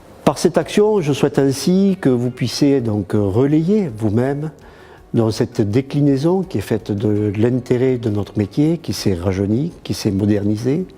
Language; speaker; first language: French; native; French